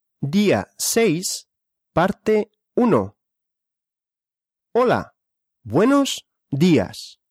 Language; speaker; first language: Spanish; non-native, fluent; Russian